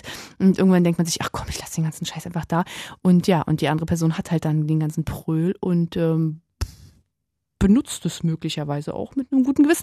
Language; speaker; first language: German; native; German